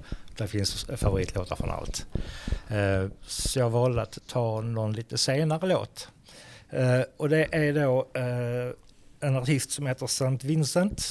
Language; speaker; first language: Swedish; native; Swedish